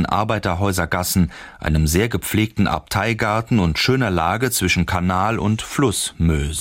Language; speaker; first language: German; native; German